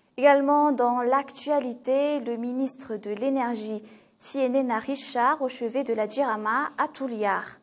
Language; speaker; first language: French; non-native, local second language; Malagasy